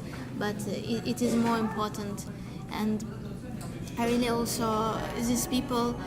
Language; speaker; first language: English; non-native, learner; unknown